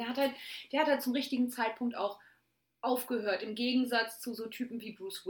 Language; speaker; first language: German; native; German